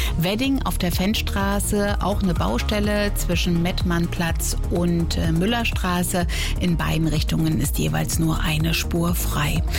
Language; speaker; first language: German; native; German